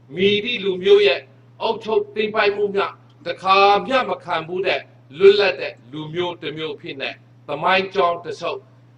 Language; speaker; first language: Burmese; non-native, local second language; Hakha Chin